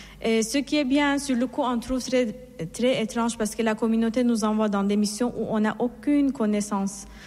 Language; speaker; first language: French; non-native, fluent; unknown